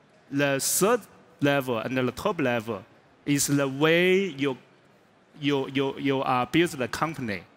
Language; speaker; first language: English; non-native, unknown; Chinese